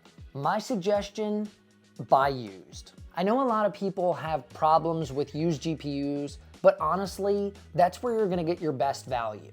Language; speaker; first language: English; native; English